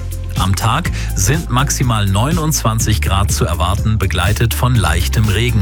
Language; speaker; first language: German; native; German